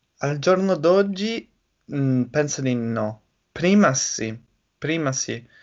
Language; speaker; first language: Italian; non-native, learner; English